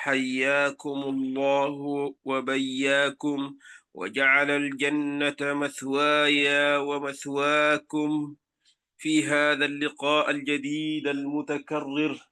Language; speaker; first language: Arabic; non-native, fluent; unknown